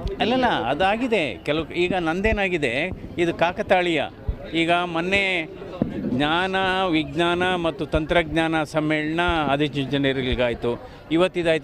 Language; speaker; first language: Kannada; native; Kannada